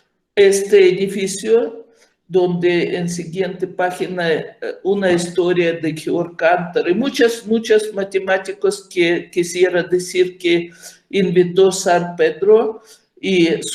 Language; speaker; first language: Spanish; non-native, fluent; Ukrainian